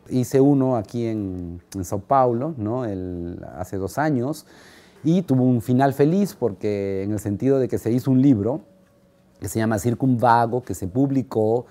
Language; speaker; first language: Spanish; native; Spanish